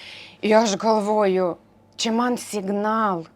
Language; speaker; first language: Lithuanian; non-native, learner; Ukrainian